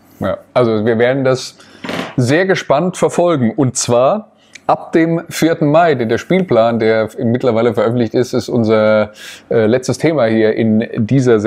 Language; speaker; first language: German; native; German